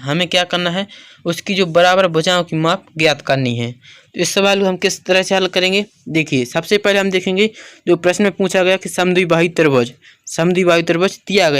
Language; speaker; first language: Hindi; native; Hindi